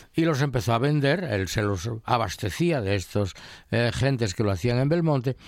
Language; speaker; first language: Spanish; native; Spanish